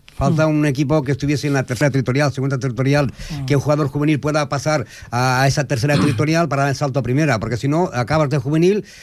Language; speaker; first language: Spanish; native; Spanish